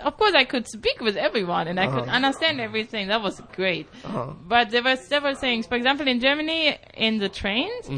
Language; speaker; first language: English; non-native, fluent; German